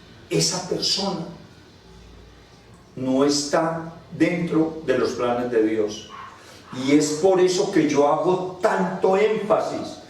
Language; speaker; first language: Spanish; native; Spanish